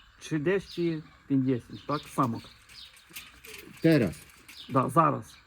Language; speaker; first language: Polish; non-native, learner; Ukrainian